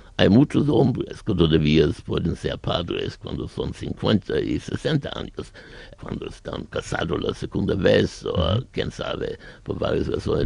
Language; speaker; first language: Spanish; non-native, learner; German